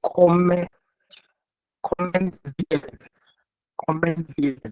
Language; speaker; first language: German; non-native, learner; Akan